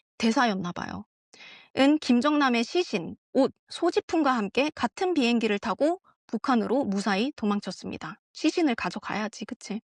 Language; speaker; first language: Korean; early bilingual, heritage; Korean